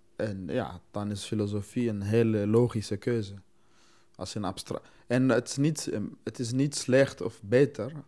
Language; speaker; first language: Dutch; non-native, fluent; Swahili